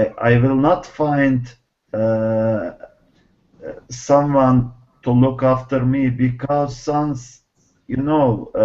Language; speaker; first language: English; non-native, learner; Turkish